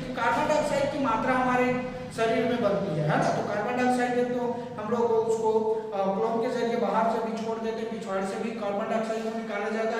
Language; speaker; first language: Hindi; non-native, local second language; Chhattisgarhi